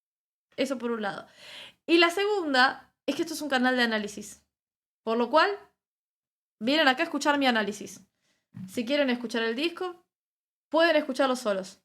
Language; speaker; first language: Spanish; native; Spanish